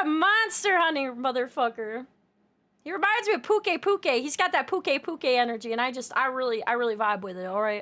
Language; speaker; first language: English; native; English